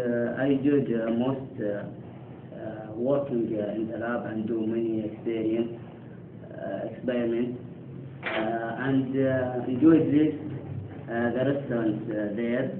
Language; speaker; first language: English; non-native, learner; Arabic